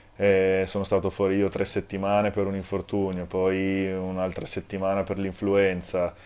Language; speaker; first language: Italian; native; Italian